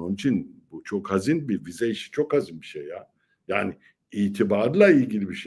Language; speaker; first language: Turkish; native; Turkish